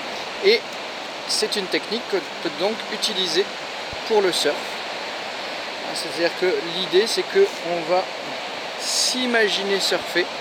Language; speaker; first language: French; native; French